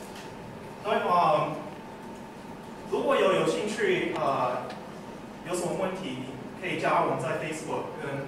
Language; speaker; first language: Chinese; early bilingual, heritage; English